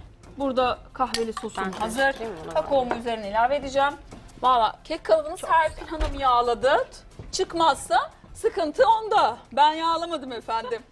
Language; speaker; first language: Turkish; native; Turkish